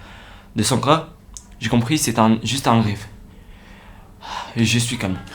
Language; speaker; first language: French; non-native, learner; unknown